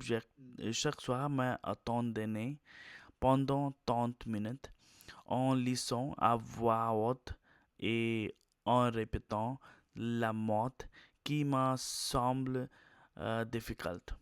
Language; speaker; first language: French; non-native, learner; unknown